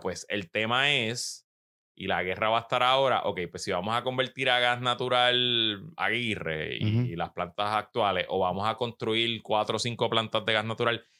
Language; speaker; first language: Spanish; native; Spanish